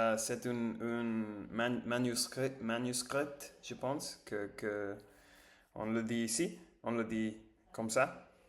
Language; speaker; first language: French; non-native, learner; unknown